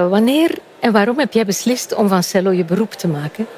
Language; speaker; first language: Dutch; native; Dutch